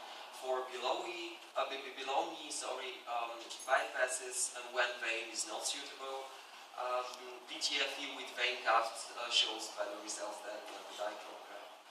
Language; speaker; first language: English; non-native, fluent; Bulgarian